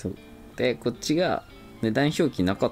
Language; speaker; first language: Japanese; native; Japanese